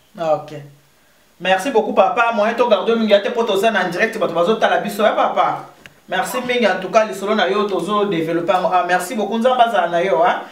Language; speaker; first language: Lingala; native; Lingala